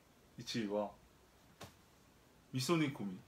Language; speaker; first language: Japanese; non-native, fluent; Korean